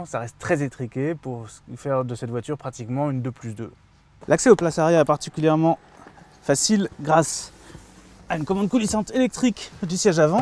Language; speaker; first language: French; native; French